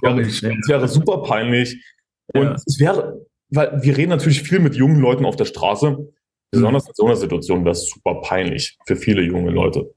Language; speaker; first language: German; native; German